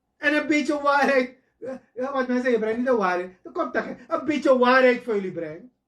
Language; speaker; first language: Dutch; native; Dutch